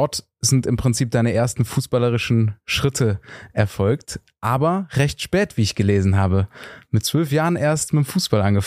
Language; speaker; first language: German; native; German